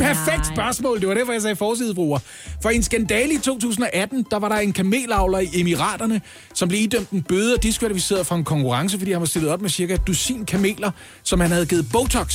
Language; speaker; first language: Danish; native; Danish